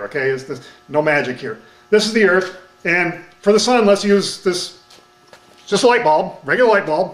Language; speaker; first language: English; native; English